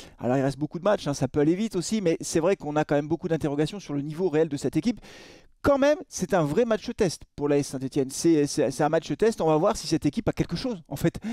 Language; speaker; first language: French; native; French